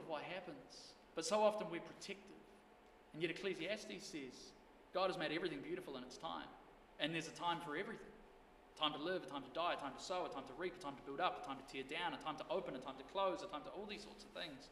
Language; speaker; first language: English; native; English